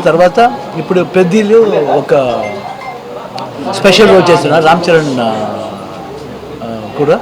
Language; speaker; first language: Telugu; non-native, learner; Kannada